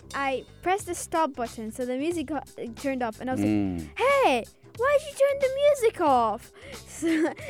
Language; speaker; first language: English; early bilingual, other home language; Azerbaijani